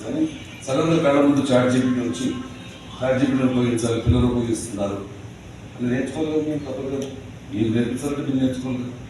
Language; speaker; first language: Telugu; native; Telugu